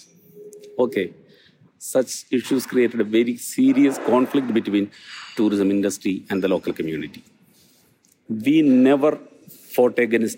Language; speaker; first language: English; non-native, local second language; Malayalam